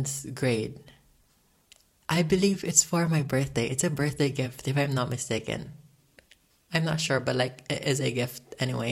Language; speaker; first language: English; non-native, local second language; Cebuano